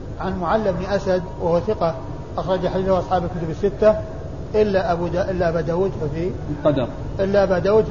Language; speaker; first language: Arabic; native; Arabic